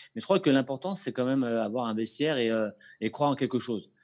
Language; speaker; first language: French; native; French